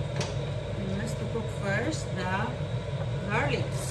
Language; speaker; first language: English; non-native, learner; Filipino